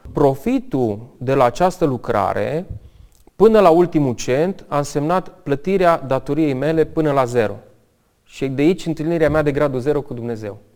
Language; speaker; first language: Romanian; native; Romanian